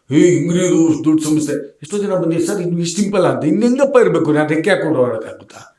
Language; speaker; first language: Kannada; native; Kannada